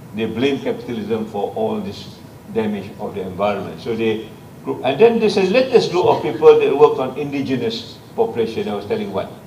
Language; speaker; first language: English; non-native, local second language; Malay